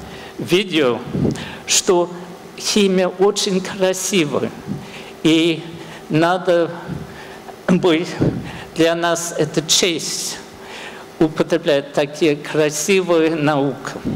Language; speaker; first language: Russian; non-native, fluent; English